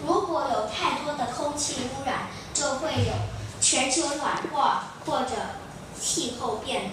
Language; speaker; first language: Chinese; non-native, local second language; Cantonese